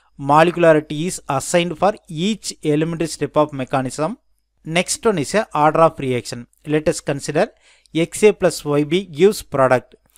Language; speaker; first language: English; non-native, local second language; Tamil